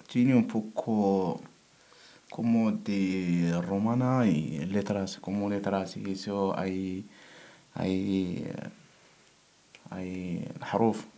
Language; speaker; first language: Spanish; non-native, learner; Berber languages